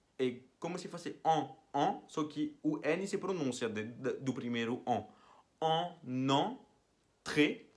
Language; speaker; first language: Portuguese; non-native, fluent; French